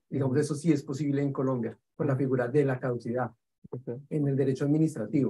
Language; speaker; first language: Spanish; native; Spanish